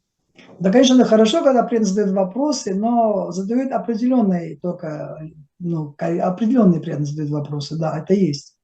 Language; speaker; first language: Russian; native; Russian